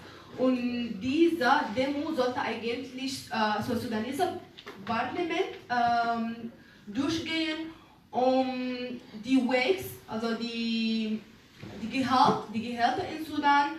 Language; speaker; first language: German; non-native, learner; Arabic